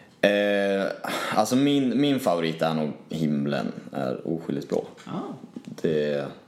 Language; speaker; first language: Swedish; native; Swedish